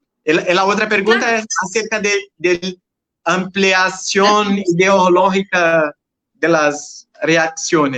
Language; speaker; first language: Spanish; non-native, learner; Portuguese